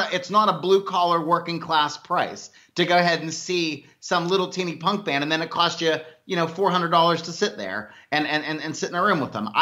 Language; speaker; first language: English; native; English